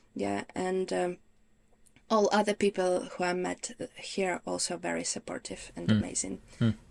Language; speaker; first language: English; non-native, fluent; Ukrainian